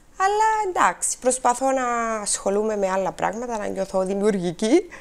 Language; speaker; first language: Greek; native; Greek